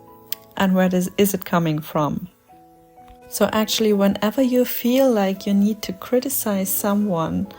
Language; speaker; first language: English; non-native, fluent; German